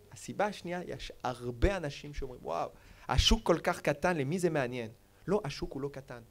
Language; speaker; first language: Hebrew; non-native, fluent; French